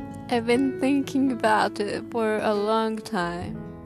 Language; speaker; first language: English; non-native, learner; Japanese